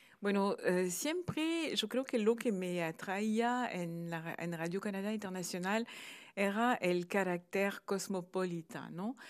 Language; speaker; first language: Spanish; non-native, fluent; French